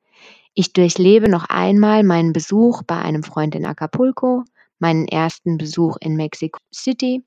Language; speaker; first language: German; native; German